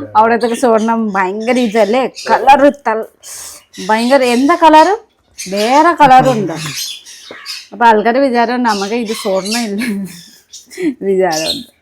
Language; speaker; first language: Malayalam; non-native, fluent; Nepali